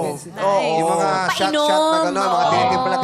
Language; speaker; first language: Filipino; native; Filipino